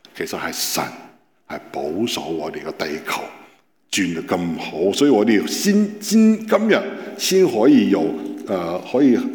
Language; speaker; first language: Cantonese; non-native, fluent; Chinese